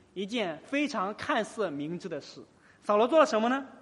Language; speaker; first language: Chinese; native; Chinese